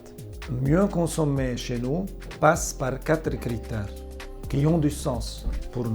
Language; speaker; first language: French; non-native, local second language; Arabic